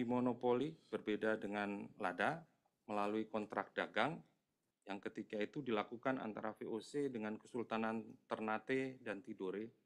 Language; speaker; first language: Indonesian; native; Indonesian